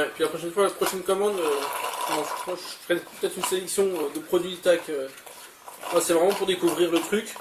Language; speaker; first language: French; native; French